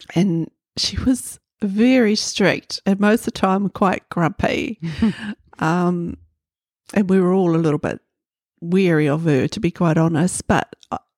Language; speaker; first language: English; native; English